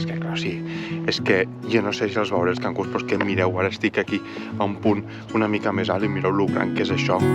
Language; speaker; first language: Catalan; native; Catalan